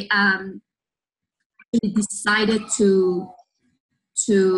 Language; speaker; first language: English; non-native, fluent; Persian